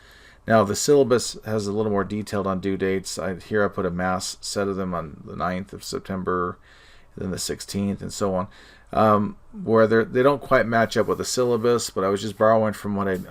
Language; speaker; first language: English; native; English